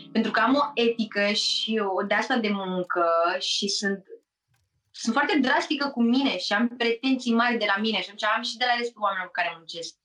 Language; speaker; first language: Romanian; early bilingual, heritage; Romanian